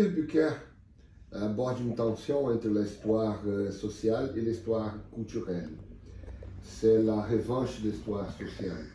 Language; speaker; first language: French; non-native, learner; Portuguese